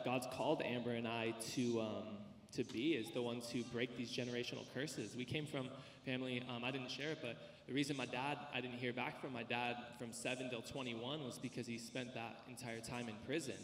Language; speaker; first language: English; native; English